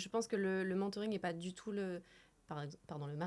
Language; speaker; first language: French; native; French